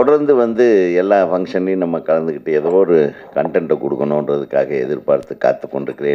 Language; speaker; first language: Tamil; native; Tamil